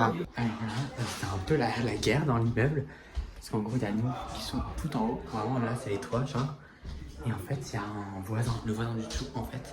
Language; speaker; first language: French; native; French